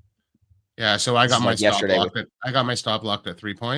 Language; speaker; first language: English; native; English